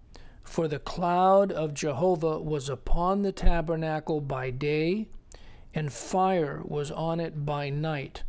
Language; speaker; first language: English; native; English